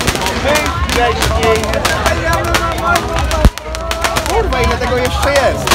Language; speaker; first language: Polish; native; Polish